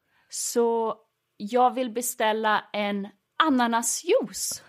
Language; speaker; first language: Swedish; native; Swedish